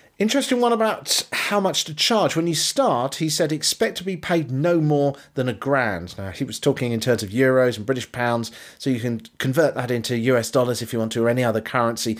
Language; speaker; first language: English; native; English